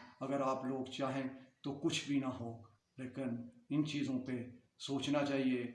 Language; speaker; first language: Urdu; non-native, local second language; Punjabi